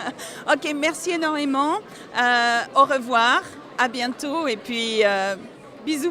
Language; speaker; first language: French; non-native, fluent; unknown